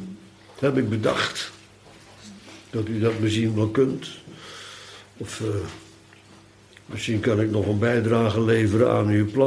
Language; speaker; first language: Dutch; native; Dutch